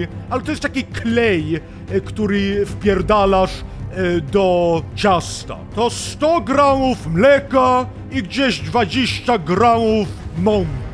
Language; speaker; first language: Polish; non-native, learner; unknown